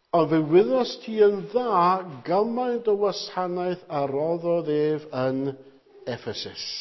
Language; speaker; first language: Welsh; native; Welsh